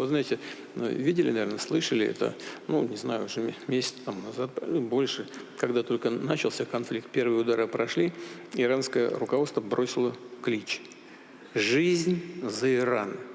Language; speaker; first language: Russian; native; Russian